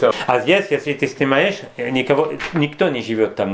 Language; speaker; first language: Russian; non-native, learner; French